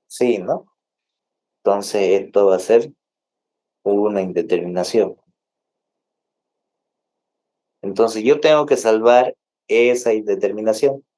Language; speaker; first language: Spanish; native; Spanish